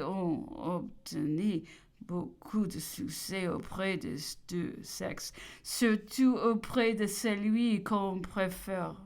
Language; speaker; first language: French; non-native, learner; English